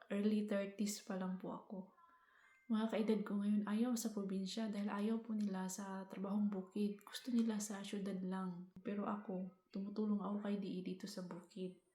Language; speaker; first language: Filipino; non-native, local second language; Cebuano